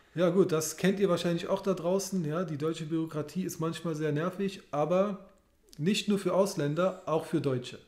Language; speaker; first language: German; native; German